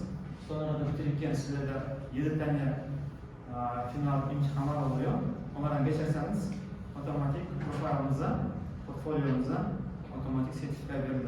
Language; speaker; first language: Turkish; non-native, learner; Kazakh